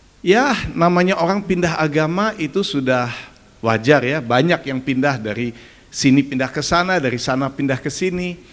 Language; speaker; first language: Indonesian; early bilingual, other home language; German